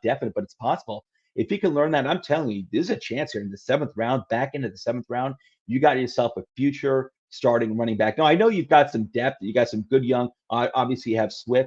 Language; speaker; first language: English; native; English